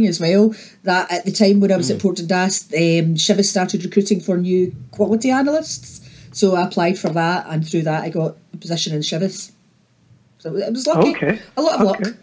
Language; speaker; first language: English; native; English